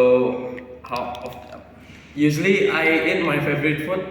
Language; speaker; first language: English; non-native, learner; Indonesian